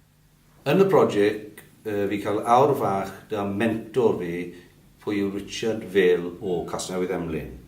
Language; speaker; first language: Welsh; non-native, learner; English